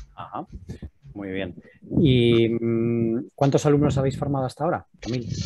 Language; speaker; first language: Spanish; native; Spanish